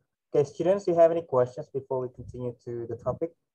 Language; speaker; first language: English; non-native, fluent; Indonesian